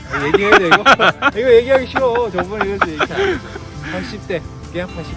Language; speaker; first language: Korean; native; Korean